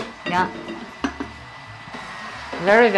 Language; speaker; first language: English; non-native, learner; Chinese